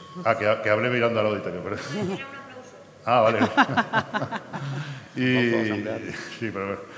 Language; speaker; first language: Spanish; native; Spanish